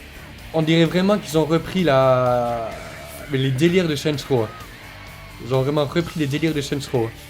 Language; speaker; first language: French; native; French